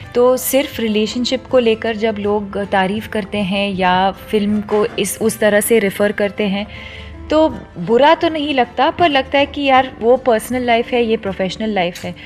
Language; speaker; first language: Hindi; non-native, local second language; Konkani